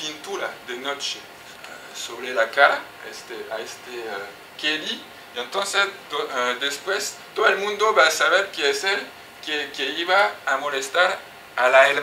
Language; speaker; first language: Spanish; non-native, fluent; French